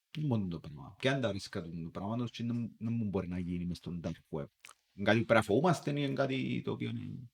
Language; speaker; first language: Greek; native; Greek